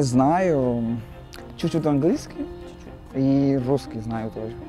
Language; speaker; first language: Russian; non-native, learner; Portuguese